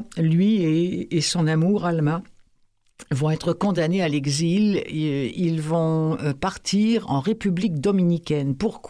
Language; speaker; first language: French; native; French